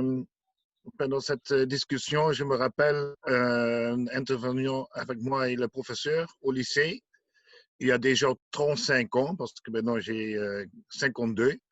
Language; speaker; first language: French; non-native, learner; Dutch